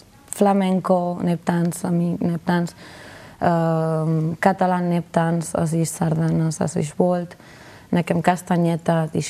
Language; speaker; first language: Hungarian; non-native, fluent; Spanish